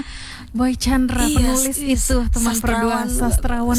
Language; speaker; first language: Indonesian; native; Indonesian